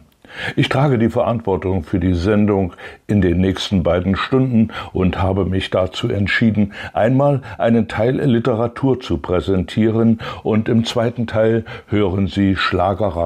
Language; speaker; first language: German; native; German